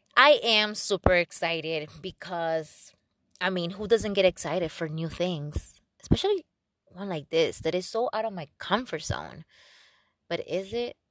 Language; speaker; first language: English; non-native, fluent; Spanish